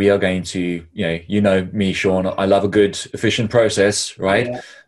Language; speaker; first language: English; native; English